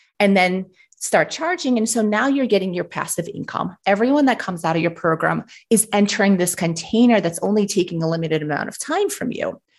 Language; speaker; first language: English; early bilingual, other home language; Russian